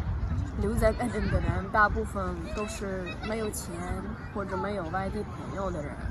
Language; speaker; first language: Chinese; non-native, fluent; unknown